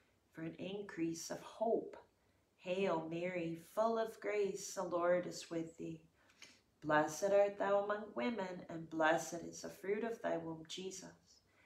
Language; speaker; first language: English; native; English